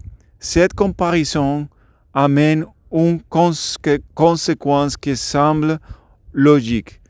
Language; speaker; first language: French; non-native, learner; Spanish